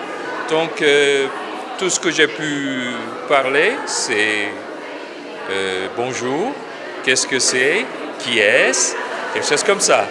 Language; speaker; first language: French; non-native, fluent; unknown